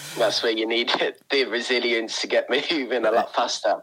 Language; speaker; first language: English; native; English